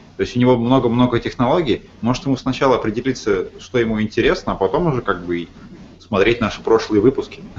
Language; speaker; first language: Russian; native; Russian